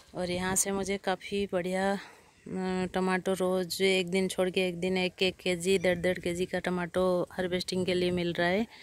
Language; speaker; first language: Hindi; non-native, local second language; Odia